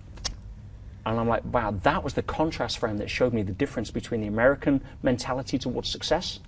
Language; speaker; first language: English; native; English